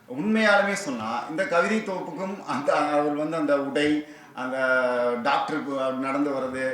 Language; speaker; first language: Tamil; native; Tamil